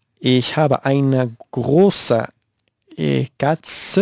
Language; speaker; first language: German; non-native, learner; Spanish